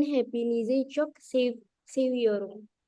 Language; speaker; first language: Turkish; non-native, learner; Indonesian